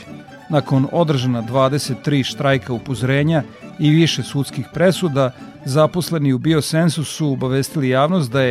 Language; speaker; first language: Serbian; native; Serbian